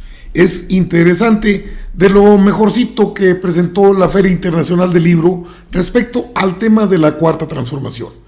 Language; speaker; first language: Spanish; native; Spanish